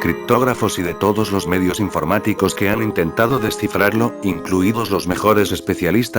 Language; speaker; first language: Spanish; native; Spanish